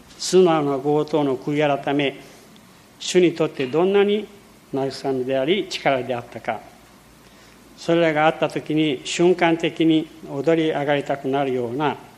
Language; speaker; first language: Japanese; early bilingual, heritage; Portuguese